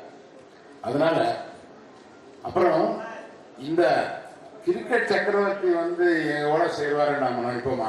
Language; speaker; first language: Tamil; native; Tamil